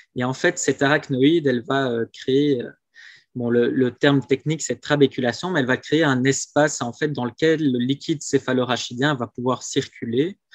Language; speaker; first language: French; native; French